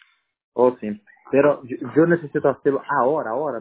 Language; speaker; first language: Spanish; non-native, learner; Portuguese